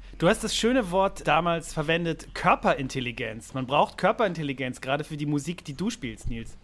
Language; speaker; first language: German; native; German